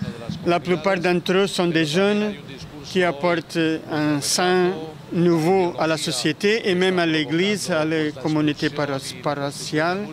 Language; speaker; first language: French; non-native, fluent; Spanish